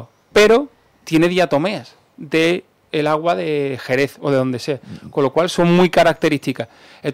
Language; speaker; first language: Spanish; native; Spanish